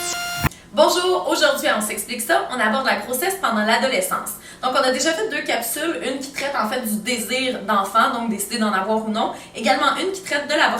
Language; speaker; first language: French; native; French